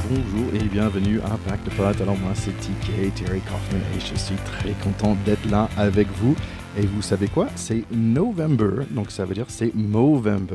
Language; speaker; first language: French; non-native, fluent; English